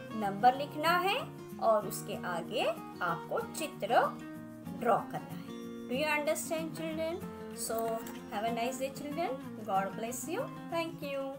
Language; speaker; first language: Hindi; non-native, local second language; Marathi